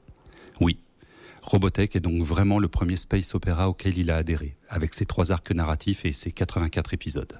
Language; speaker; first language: French; native; French